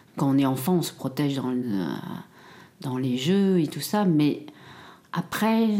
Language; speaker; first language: French; early bilingual, other home language; Khmer